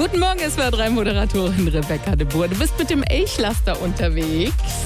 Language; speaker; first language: German; native; German